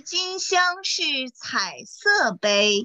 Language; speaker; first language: Chinese; native; Chinese